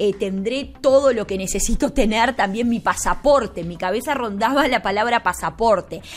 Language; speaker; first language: Spanish; native; Spanish